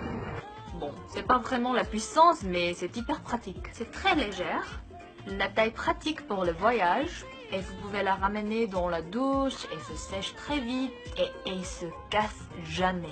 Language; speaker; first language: French; non-native, fluent; Korean